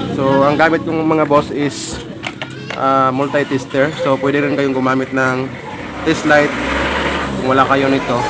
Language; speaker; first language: Filipino; non-native, local second language; Cebuano